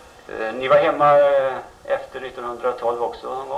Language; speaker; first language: Swedish; native; Swedish